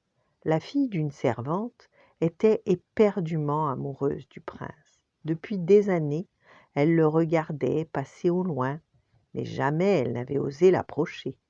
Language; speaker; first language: French; native; French